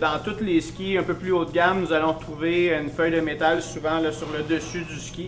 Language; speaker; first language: French; native; French